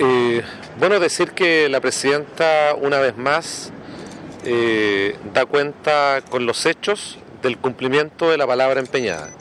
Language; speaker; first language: Spanish; native; Spanish